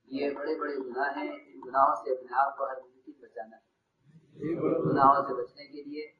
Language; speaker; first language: Urdu; native; Urdu